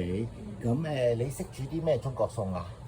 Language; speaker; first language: Chinese; native; Chinese